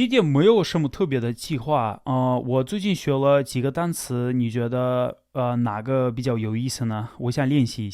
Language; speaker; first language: Chinese; non-native, fluent; Russian